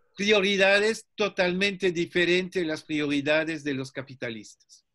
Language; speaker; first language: Spanish; non-native, fluent; French